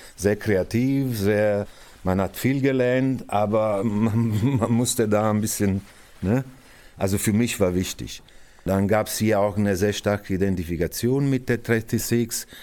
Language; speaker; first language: German; non-native, fluent; Italian